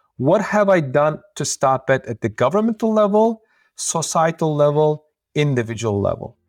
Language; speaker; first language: English; non-native, fluent; Uyghur